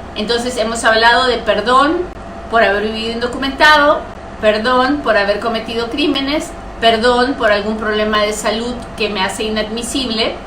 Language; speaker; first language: Spanish; native; Spanish